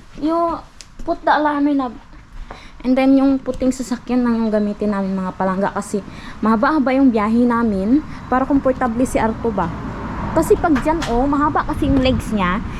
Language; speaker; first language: Filipino; non-native, local second language; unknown